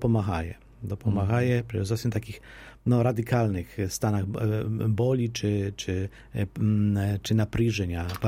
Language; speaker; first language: Polish; non-native, local second language; Ukrainian